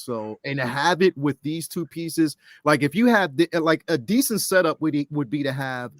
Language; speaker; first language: English; native; English